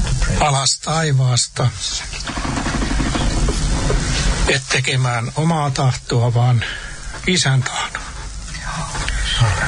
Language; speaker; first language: Finnish; native; Finnish